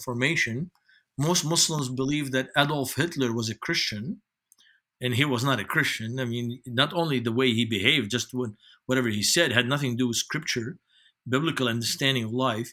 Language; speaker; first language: English; non-native, fluent; Arabic